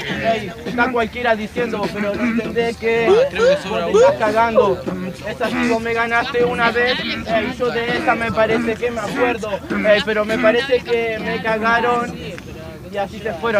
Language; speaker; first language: Spanish; native; Spanish